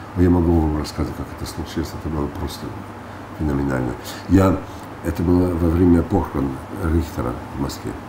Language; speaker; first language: Russian; non-native, fluent; French